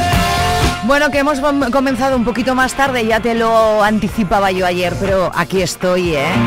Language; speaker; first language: Spanish; native; Spanish